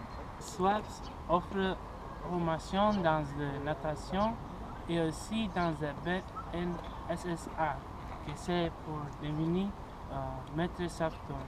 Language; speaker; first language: French; non-native, learner; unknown